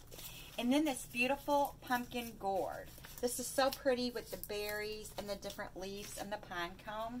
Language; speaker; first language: English; native; English